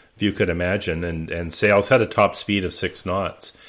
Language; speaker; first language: English; native; English